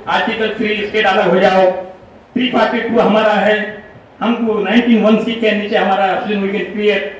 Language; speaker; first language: Hindi; non-native, local second language; Telugu